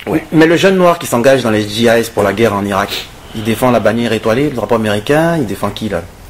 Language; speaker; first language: French; native; French